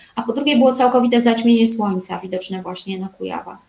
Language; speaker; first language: Polish; native; Polish